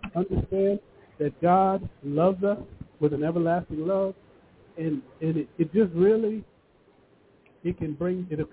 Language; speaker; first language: English; early bilingual, other home language; Yoruba